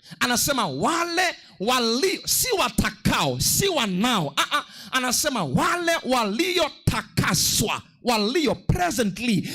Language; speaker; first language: Swahili; non-native, local second language; Luo (Kenya and Tanzania)